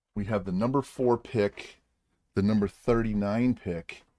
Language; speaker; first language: English; native; English